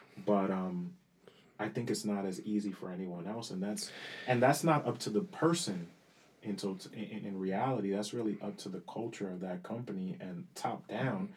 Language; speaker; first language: English; early bilingual, other home language; Spanish